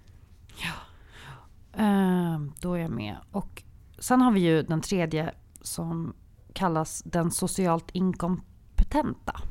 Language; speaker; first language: Swedish; native; Swedish